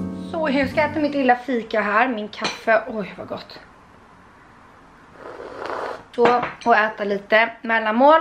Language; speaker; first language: Swedish; native; Swedish